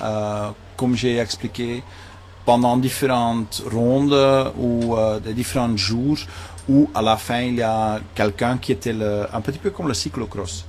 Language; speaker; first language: French; non-native, local second language; Dutch